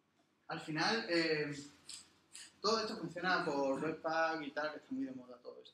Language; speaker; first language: Spanish; native; Spanish